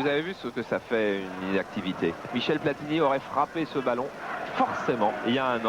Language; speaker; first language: French; native; French